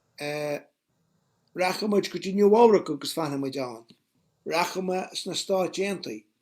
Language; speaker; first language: Irish; non-native, fluent; English